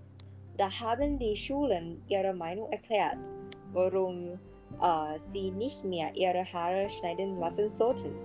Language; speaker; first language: German; non-native, learner; Thai